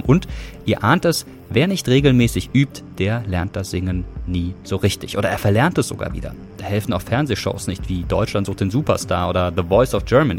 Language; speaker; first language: German; native; German